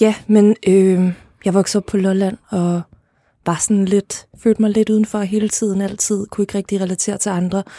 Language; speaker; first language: Danish; native; Danish